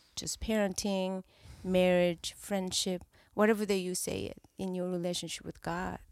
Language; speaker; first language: English; non-native, fluent; Korean